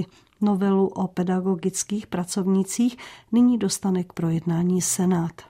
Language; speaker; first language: Czech; native; Czech